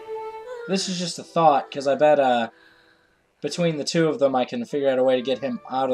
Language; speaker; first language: English; native; English